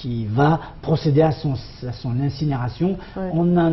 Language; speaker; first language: French; non-native, local second language; Arabic